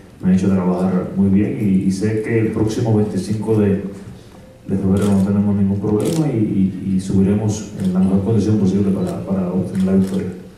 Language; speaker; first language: Spanish; native; Spanish